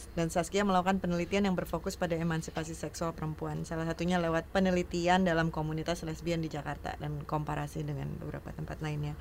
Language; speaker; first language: Indonesian; native; Indonesian